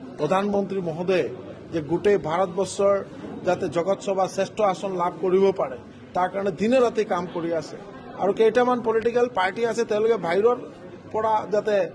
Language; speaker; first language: Assamese; non-native, local second language; Bangla